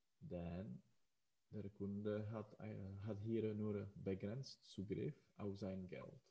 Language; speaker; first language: German; non-native, learner; Czech